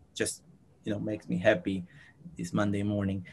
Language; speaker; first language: English; non-native, fluent; Hebrew